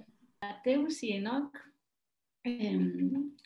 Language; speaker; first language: Spanish; non-native, fluent; French